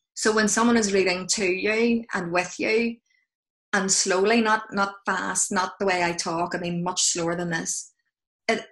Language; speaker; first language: English; native; English